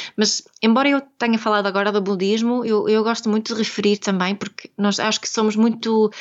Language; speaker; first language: Portuguese; non-native, fluent; Swedish